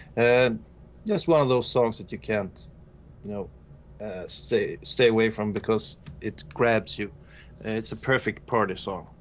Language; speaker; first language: English; non-native, fluent; Swedish